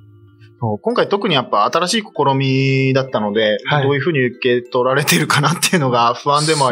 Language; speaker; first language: Japanese; native; Japanese